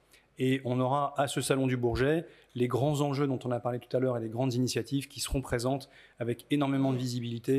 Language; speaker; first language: French; native; French